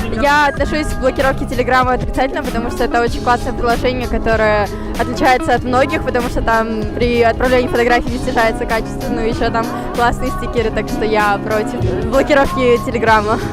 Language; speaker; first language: Russian; native; Russian